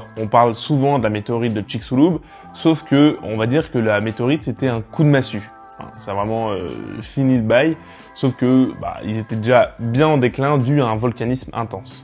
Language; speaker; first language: French; native; French